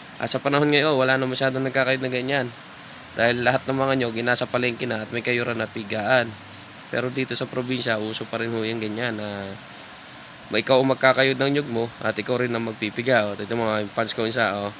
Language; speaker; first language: Filipino; native; Filipino